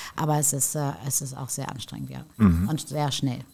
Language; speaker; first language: German; native; German